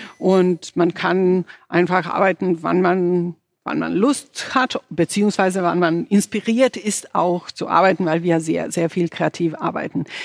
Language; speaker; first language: German; non-native, fluent; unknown